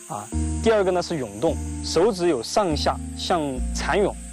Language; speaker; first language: Chinese; native; Chinese